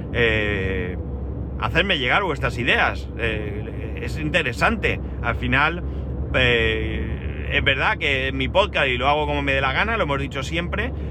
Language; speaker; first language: Spanish; native; Spanish